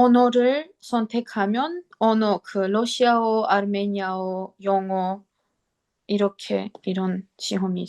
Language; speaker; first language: Korean; non-native, learner; Armenian